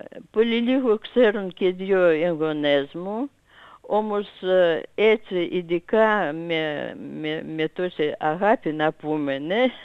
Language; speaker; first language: Greek; non-native, fluent; Russian